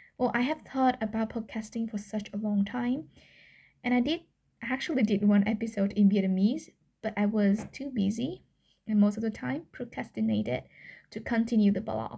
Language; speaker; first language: English; non-native, fluent; Vietnamese